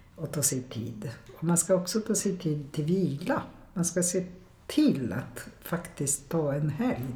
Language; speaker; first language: Swedish; non-native, fluent; Polish